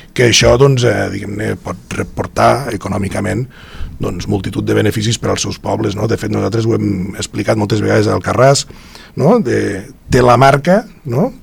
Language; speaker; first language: Catalan; native; Catalan